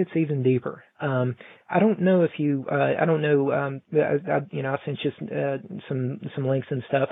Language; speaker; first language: English; native; English